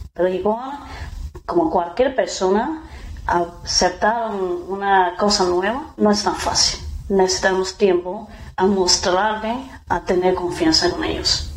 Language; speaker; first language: Spanish; non-native, fluent; Chinese